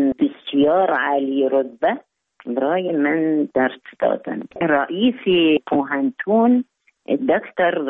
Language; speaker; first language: Persian; non-native, learner; Arabic